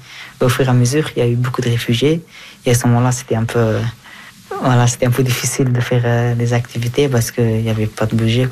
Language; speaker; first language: French; early bilingual, other home language; Persian